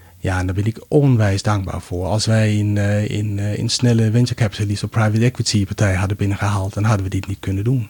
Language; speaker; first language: Dutch; non-native, fluent; Danish